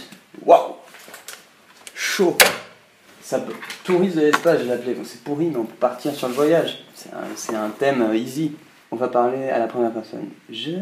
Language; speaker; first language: French; native; French